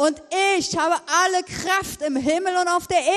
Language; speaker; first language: German; native; German